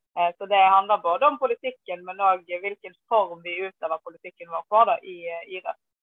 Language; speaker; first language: Norwegian; native; Norwegian